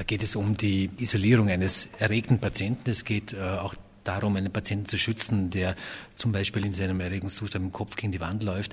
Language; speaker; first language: German; native; German